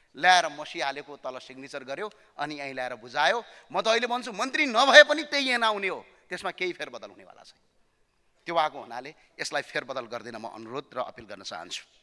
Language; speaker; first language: Nepali; native; Nepali